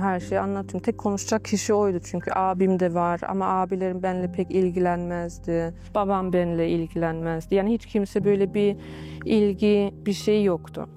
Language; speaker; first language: Turkish; early bilingual, heritage; Turkish